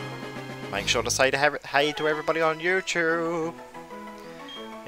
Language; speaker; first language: English; native; English